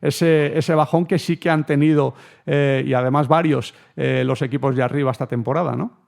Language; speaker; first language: Spanish; native; Spanish